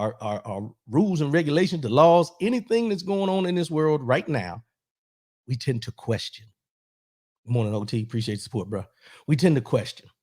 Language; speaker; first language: English; native; English